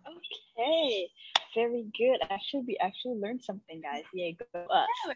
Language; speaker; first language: English; early bilingual, other home language; Indonesian